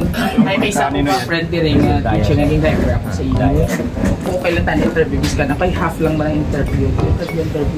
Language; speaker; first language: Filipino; non-native, local second language; Hiligaynon